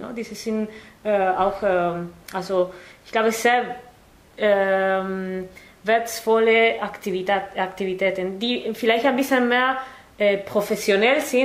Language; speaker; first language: German; non-native, fluent; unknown